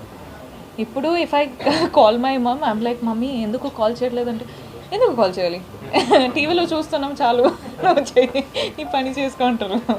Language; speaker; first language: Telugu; non-native, local second language; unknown